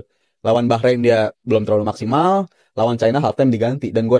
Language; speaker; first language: Indonesian; native; Indonesian